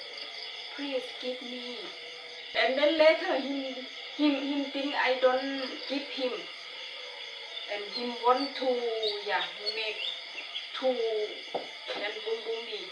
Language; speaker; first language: English; non-native, learner; Thai